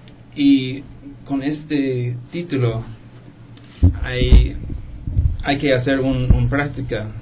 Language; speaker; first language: Spanish; non-native, fluent; English